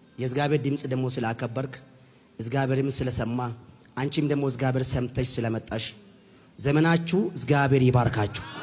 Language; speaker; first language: Amharic; non-native, local second language; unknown